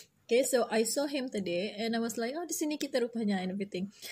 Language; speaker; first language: English; non-native, local second language; Malay